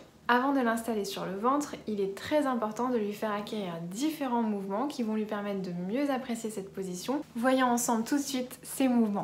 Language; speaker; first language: French; native; French